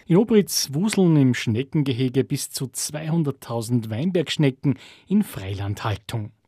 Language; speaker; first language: German; native; German